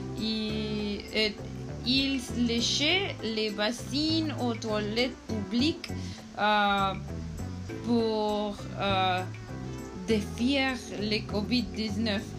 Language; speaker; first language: French; non-native, learner; Spanish